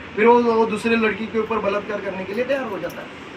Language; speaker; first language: Hindi; non-native, local second language; Marathi